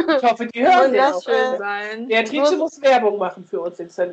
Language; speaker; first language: German; native; German